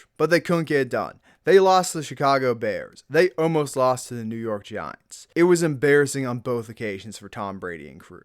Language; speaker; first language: English; native; English